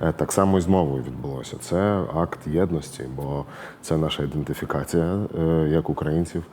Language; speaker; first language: Ukrainian; non-native, local second language; Russian